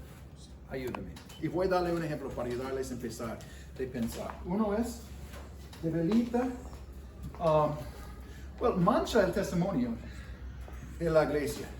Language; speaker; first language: Spanish; non-native, fluent; English